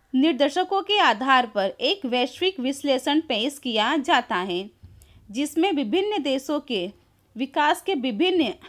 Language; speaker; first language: Hindi; non-native, local second language; Gujarati